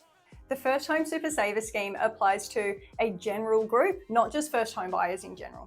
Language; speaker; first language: English; native; English